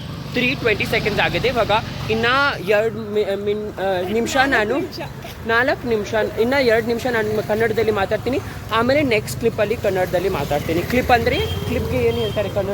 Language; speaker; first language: Kannada; non-native, learner; Marathi